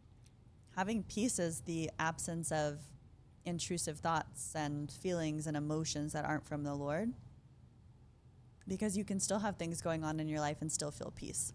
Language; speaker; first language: English; native; English